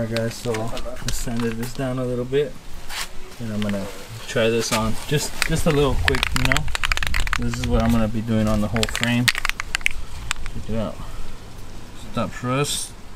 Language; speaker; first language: English; early bilingual, other home language; Spanish